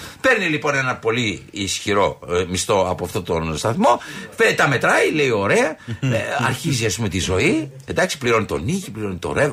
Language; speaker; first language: Greek; native; Greek